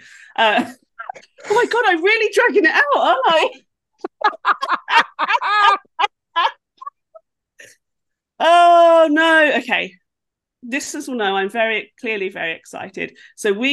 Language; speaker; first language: English; native; English